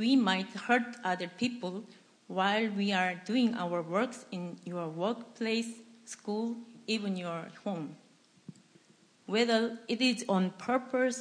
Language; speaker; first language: English; non-native, fluent; Korean